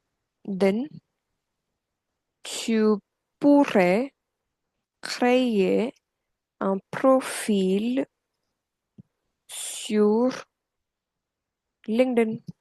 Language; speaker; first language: French; non-native, fluent; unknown